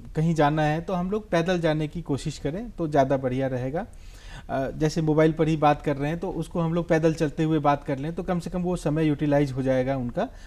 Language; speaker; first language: Hindi; native; Hindi